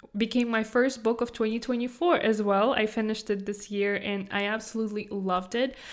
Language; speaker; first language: English; non-native, fluent; Kazakh